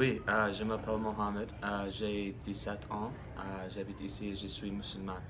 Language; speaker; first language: French; non-native, learner; English